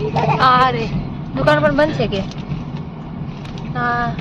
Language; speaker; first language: Gujarati; non-native, local second language; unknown